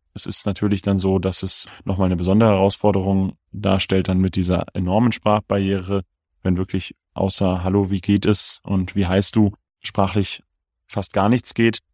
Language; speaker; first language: German; native; German